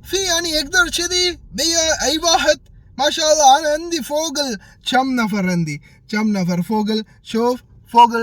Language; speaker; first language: Arabic; non-native, learner; Tamil